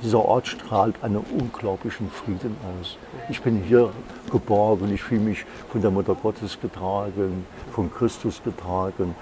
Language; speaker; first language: German; native; German